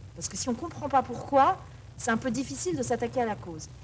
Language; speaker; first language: French; native; French